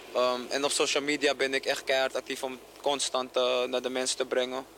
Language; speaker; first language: Dutch; native; Dutch